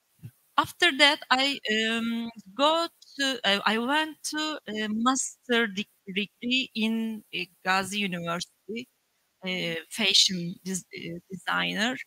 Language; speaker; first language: English; non-native, learner; Turkish